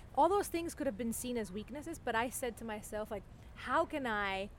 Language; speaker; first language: English; non-native, fluent; Spanish